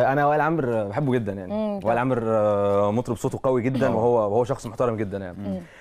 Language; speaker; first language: Arabic; native; Arabic